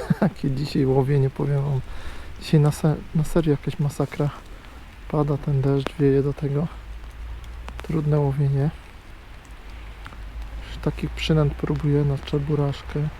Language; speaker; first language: Polish; native; Polish